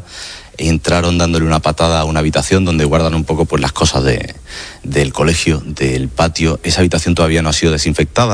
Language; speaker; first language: Spanish; native; Spanish